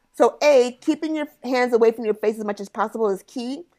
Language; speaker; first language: English; native; English